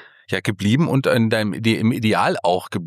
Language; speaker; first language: German; native; German